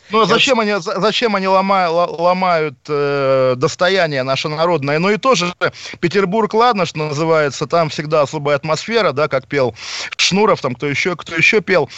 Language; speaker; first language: Russian; native; Russian